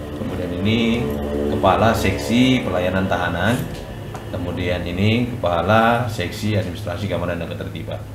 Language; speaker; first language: Indonesian; non-native, local second language; Buginese